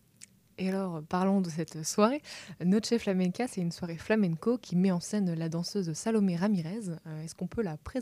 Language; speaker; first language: French; native; French